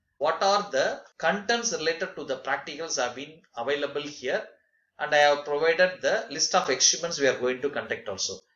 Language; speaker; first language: English; non-native, local second language; Tamil